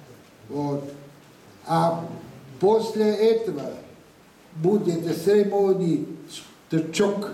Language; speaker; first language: Russian; non-native, fluent; Vietnamese